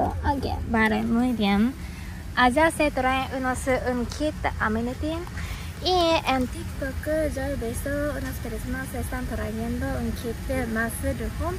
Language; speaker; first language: Spanish; non-native, learner; Japanese